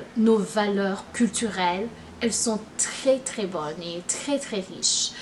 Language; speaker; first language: French; non-native, local second language; Rundi